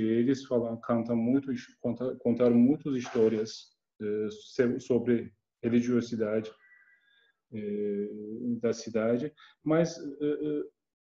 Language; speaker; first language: Portuguese; non-native, learner; Turkish